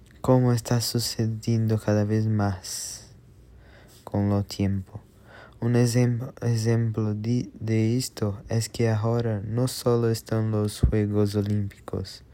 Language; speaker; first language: Spanish; non-native, learner; Portuguese